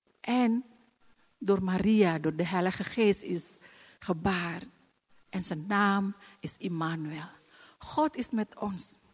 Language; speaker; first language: Dutch; non-native, fluent; Indonesian